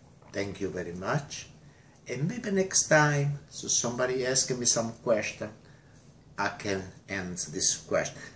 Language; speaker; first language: English; non-native, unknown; Italian